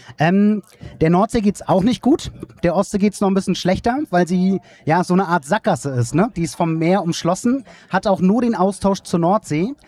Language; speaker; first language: German; native; German